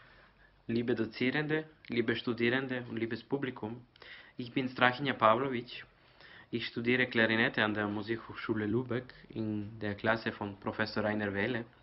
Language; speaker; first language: German; non-native, learner; Serbian